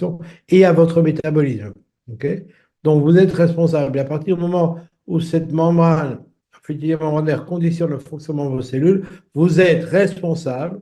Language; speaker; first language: French; native; French